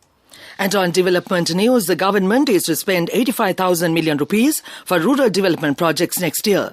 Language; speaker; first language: English; non-native, local second language; Sinhala